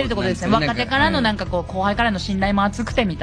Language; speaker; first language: Japanese; native; Japanese